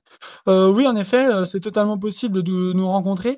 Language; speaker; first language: French; native; French